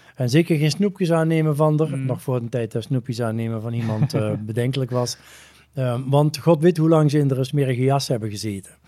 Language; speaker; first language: Dutch; native; Dutch